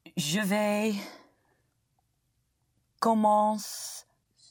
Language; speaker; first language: French; non-native, learner; English